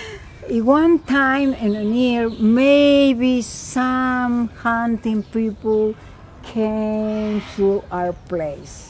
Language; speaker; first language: English; non-native, learner; Spanish